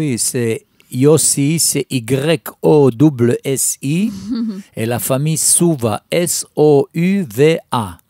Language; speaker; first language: French; non-native, fluent; Hebrew